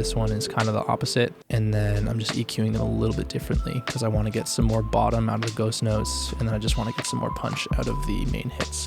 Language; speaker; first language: English; native; English